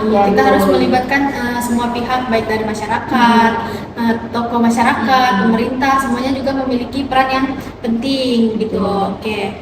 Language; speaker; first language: Indonesian; native; Indonesian